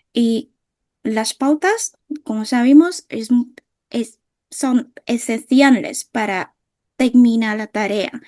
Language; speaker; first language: Spanish; non-native, fluent; Vietnamese